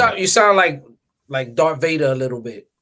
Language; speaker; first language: English; native; English